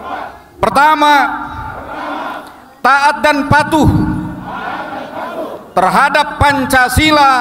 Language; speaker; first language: Indonesian; native; Indonesian